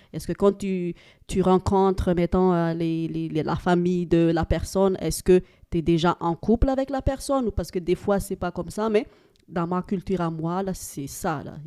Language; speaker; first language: French; non-native, local second language; Malagasy